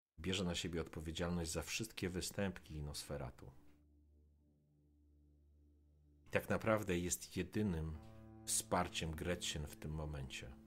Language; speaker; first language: Polish; native; Polish